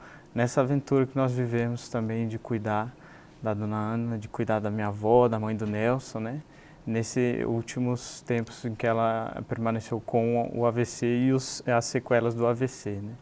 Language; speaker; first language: Portuguese; native; Portuguese